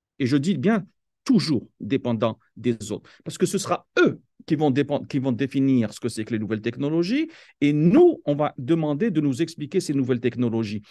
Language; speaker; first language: French; non-native, local second language; Kabyle